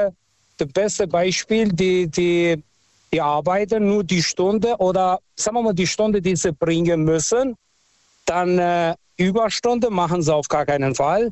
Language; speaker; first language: German; non-native, local second language; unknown